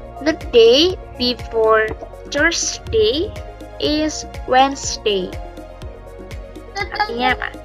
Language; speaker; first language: English; non-native, learner; Indonesian